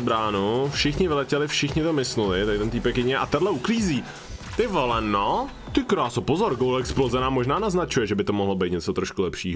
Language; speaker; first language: Czech; native; Czech